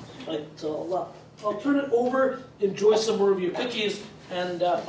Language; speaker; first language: English; native; English